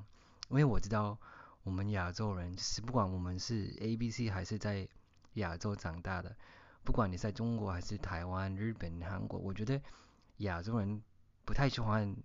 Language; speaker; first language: Chinese; early bilingual, heritage; Chinese